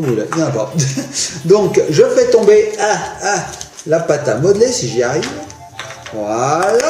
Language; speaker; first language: French; native; French